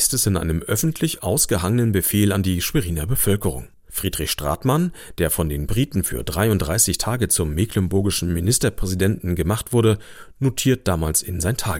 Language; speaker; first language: German; native; German